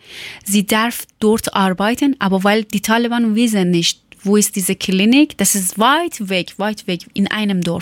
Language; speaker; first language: German; non-native, learner; Persian